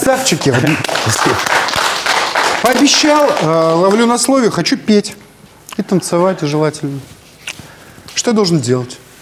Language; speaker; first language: Russian; native; Russian